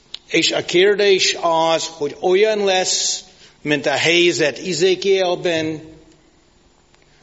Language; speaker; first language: Hungarian; non-native, fluent; English